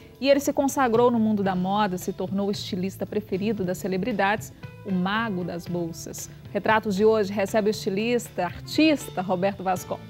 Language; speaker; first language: Portuguese; native; Portuguese